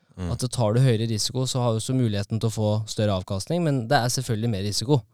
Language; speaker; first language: Norwegian; native; Norwegian